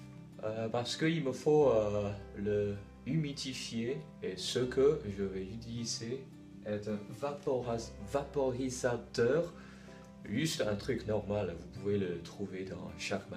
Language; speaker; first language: French; non-native, learner; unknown